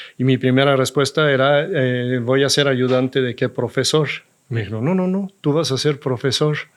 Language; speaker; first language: Spanish; non-native, fluent; French